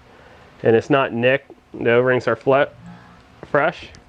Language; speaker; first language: English; native; English